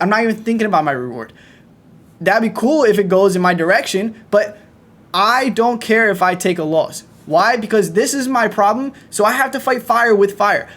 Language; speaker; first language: English; native; English